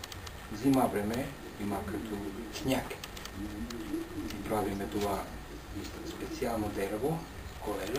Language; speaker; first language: Bulgarian; non-native, learner; Finnish